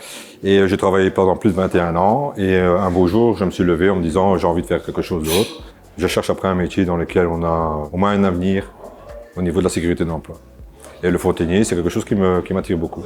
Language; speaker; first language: French; native; French